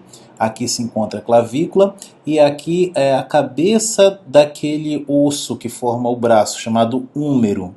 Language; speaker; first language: Portuguese; native; Portuguese